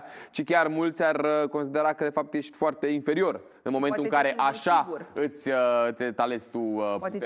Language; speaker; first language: Romanian; native; Romanian